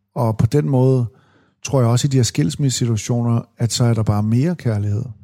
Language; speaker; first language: Danish; native; Danish